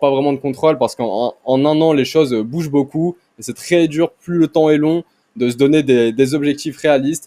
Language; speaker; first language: French; native; French